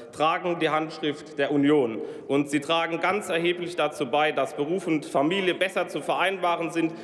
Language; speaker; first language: German; native; German